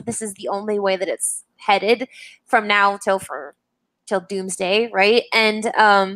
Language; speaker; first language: English; native; English